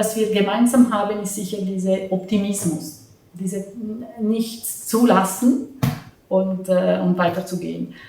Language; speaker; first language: German; non-native, fluent; Italian